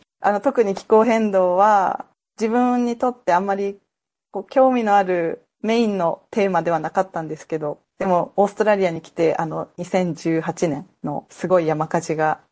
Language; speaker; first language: Japanese; native; Japanese